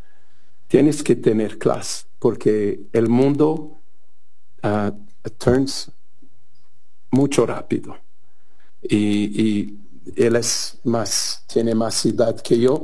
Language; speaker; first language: Spanish; non-native, fluent; Portuguese